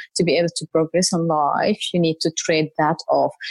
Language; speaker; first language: English; non-native, fluent; Arabic